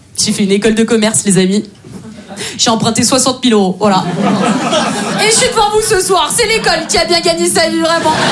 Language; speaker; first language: French; native; French